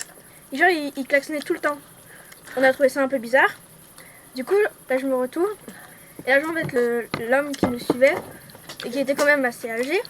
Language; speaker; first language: French; early bilingual, heritage; Arabic